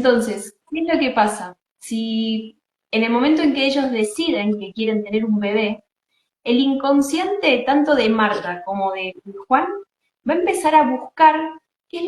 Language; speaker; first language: Spanish; native; Spanish